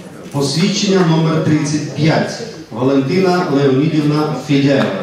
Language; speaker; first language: Ukrainian; native; Ukrainian